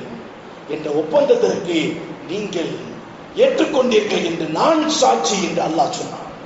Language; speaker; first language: Tamil; native; Tamil